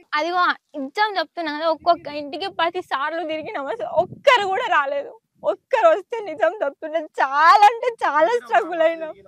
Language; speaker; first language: Telugu; non-native, local second language; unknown